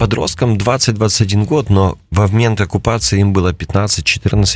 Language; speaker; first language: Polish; non-native, learner; Russian